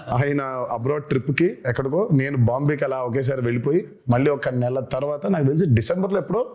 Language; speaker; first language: Telugu; native; Telugu